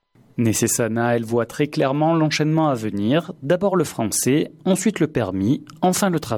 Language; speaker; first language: French; native; French